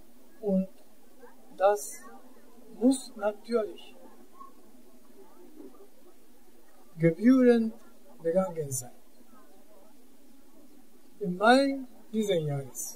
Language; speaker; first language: German; non-native, fluent; Japanese